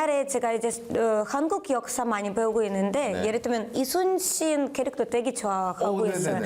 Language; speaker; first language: Korean; non-native, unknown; Ukrainian